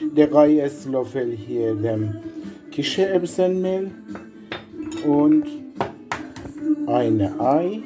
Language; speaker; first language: German; non-native, learner; Persian